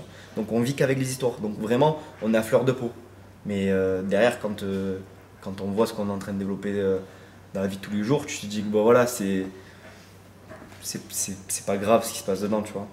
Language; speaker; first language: French; native; French